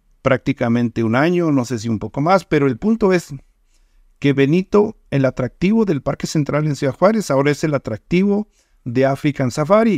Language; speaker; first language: Spanish; native; Spanish